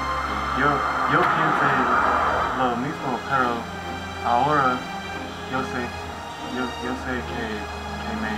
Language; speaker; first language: Spanish; non-native, learner; English